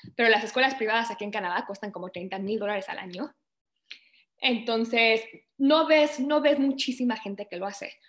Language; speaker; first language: Spanish; early bilingual, other home language; English